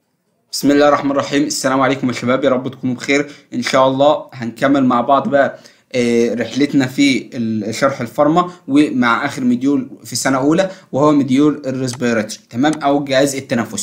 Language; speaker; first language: Arabic; native; Arabic